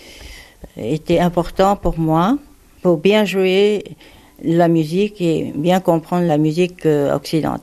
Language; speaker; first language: French; non-native, fluent; Japanese